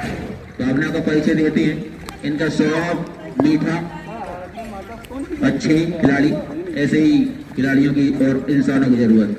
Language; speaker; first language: Hindi; native; Hindi